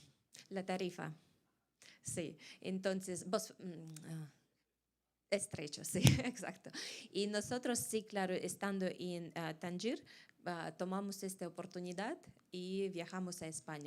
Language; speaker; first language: Spanish; non-native, fluent; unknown